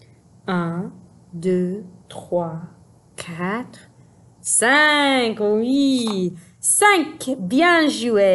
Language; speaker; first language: French; non-native, fluent; English